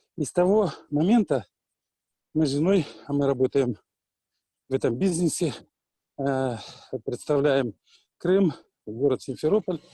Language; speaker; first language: Russian; native; Russian